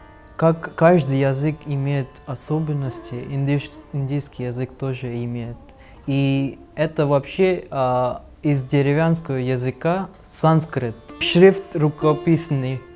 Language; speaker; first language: Russian; non-native, learner; Hindi